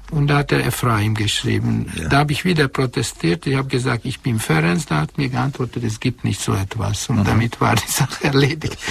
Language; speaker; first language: German; non-native, fluent; Hungarian